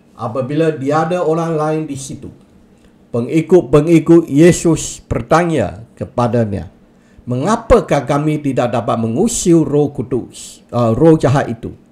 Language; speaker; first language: Malay; non-native, local second language; Chinese